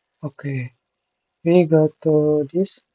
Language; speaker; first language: English; non-native, learner; Indonesian